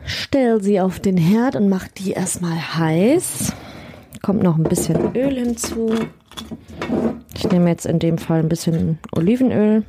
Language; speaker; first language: German; native; German